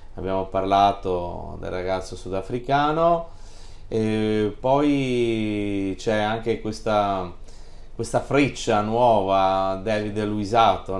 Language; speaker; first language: Italian; native; Italian